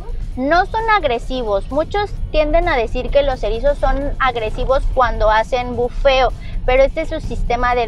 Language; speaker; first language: Spanish; native; Spanish